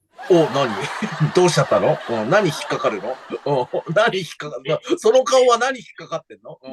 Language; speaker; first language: Japanese; native; Japanese